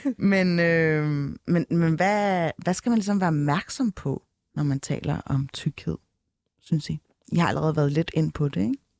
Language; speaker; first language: Danish; early bilingual, other home language; Turkish